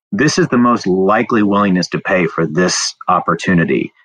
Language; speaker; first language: English; native; English